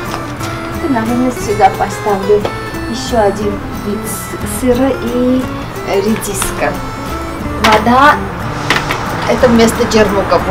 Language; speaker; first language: Russian; non-native, fluent; Armenian